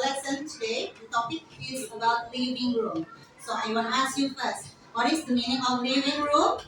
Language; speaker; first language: English; non-native, learner; Indonesian